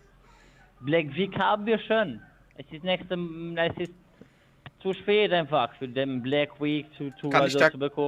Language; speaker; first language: German; non-native, fluent; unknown